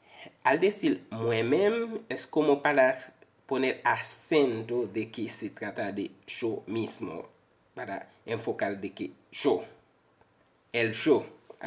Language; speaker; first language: Spanish; non-native, fluent; Haitian Creole